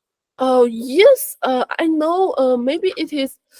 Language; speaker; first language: English; non-native, learner; Chinese